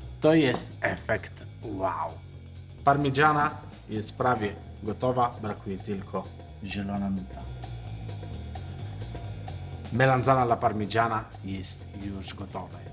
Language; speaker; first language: Polish; non-native, learner; Italian